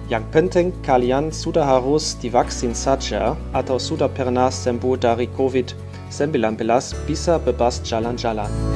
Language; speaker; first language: Indonesian; non-native, fluent; German